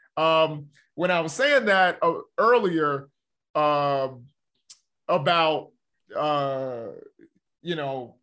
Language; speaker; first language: English; native; English